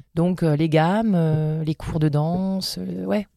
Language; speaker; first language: French; native; French